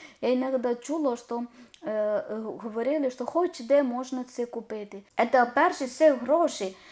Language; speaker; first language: Ukrainian; non-native, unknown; Malayalam